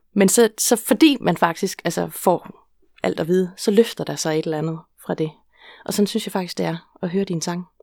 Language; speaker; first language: Danish; native; Danish